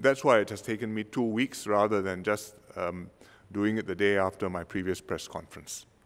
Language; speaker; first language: English; native; English